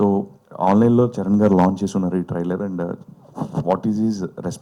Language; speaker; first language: Telugu; native; Telugu